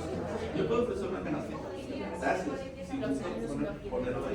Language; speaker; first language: Spanish; native; Spanish